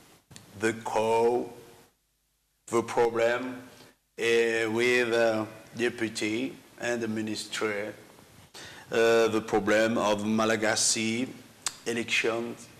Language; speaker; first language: English; non-native, learner; Malagasy